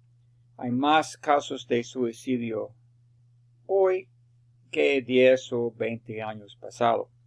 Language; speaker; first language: Spanish; non-native, fluent; English